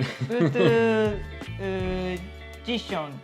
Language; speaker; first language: Polish; non-native, learner; Japanese